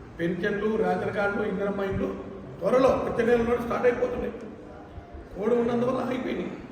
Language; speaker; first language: Telugu; native; Telugu